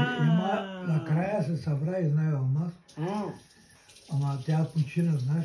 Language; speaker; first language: Bulgarian; non-native, local second language; Turkish